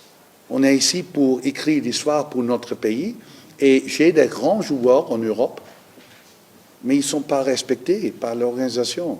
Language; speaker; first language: French; non-native, learner; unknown